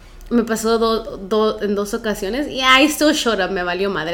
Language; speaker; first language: Spanish; early bilingual, heritage; Spanish